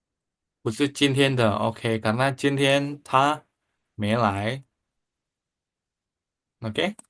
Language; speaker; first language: Chinese; non-native, fluent; Indonesian